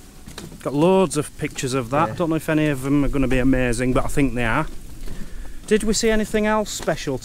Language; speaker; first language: English; native; English